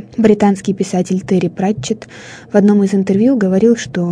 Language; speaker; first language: Russian; native; Russian